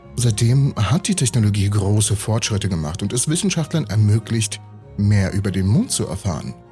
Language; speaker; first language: German; early bilingual, other home language; Russian